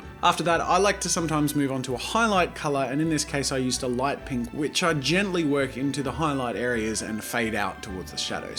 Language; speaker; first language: English; native; English